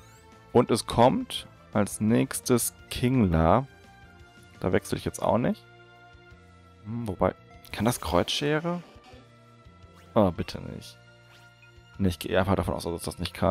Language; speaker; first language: German; native; German